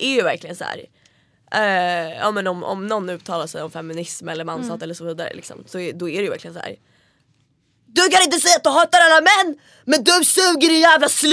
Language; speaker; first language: Swedish; native; Swedish